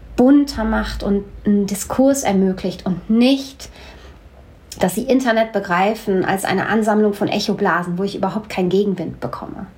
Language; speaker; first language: German; native; German